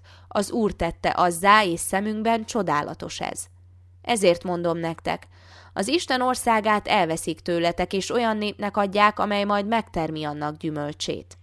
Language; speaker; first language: Hungarian; native; Hungarian